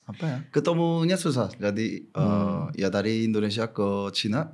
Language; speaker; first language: Indonesian; non-native, fluent; Korean